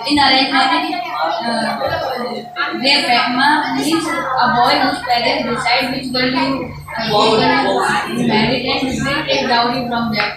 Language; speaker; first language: English; non-native, learner; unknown